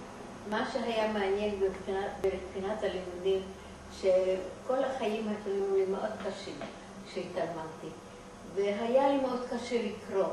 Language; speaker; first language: Hebrew; non-native, fluent; German